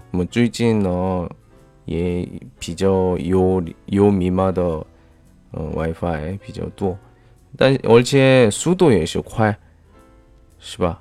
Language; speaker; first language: Chinese; non-native, fluent; Korean